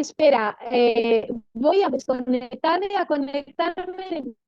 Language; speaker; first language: Spanish; non-native, fluent; Greek